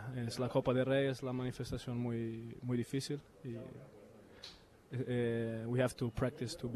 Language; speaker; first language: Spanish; non-native, learner; Italian